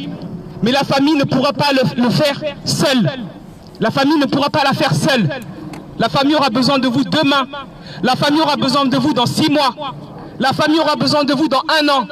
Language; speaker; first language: French; native; French